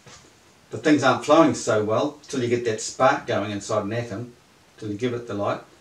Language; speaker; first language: English; native; English